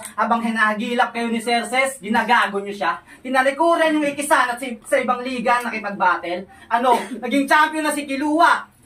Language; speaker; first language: Filipino; non-native, local second language; Hiligaynon